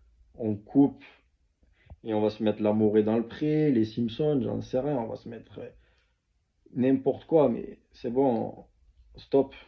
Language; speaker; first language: French; native; French